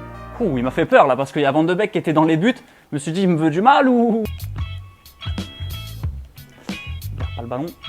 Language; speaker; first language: French; native; French